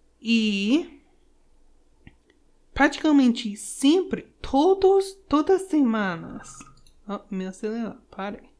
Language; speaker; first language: Portuguese; non-native, learner; English